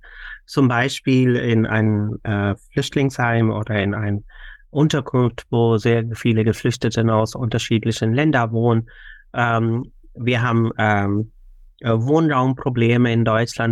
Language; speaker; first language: German; non-native, fluent; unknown